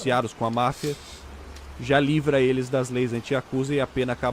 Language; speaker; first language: Portuguese; native; Portuguese